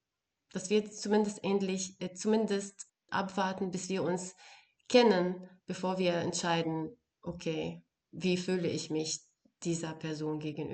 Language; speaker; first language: German; non-native, fluent; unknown